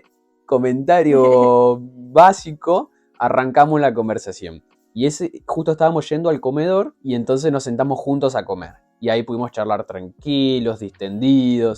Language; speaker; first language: Spanish; native; Spanish